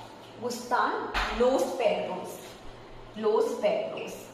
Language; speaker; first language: Spanish; non-native, fluent; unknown